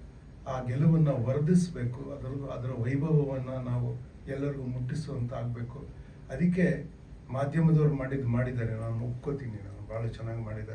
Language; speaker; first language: Kannada; native; Kannada